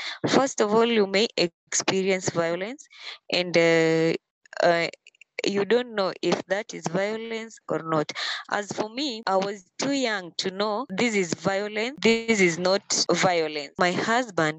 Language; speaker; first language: English; non-native, local second language; Luo (Kenya and Tanzania)